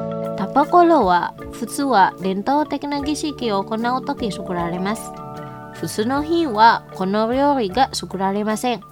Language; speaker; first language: Japanese; non-native, fluent; Indonesian